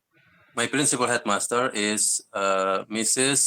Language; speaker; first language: English; non-native, learner; Indonesian